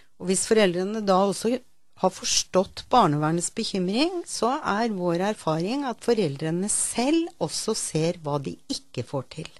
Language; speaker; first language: Norwegian; native; Norwegian